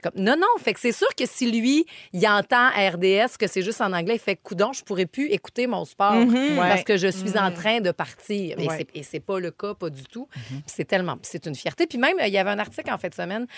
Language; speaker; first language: French; native; French